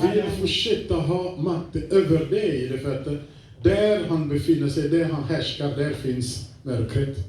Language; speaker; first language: Swedish; non-native, fluent; French